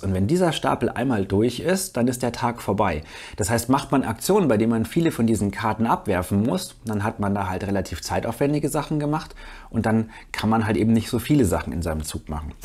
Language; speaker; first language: German; native; German